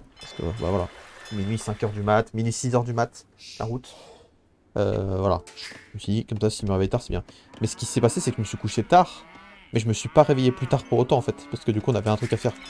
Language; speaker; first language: French; native; French